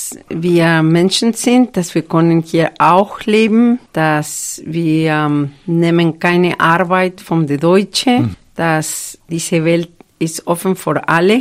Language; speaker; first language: German; non-native, fluent; Spanish